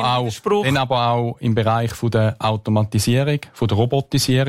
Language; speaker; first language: German; native; German